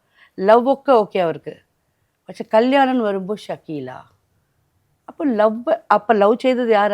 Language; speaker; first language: Malayalam; non-native, local second language; Tamil